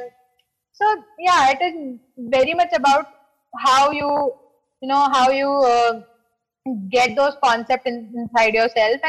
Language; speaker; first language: English; non-native, local second language; Hindi